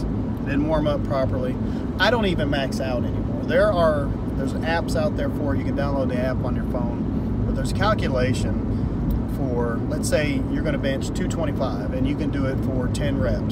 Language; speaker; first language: English; native; English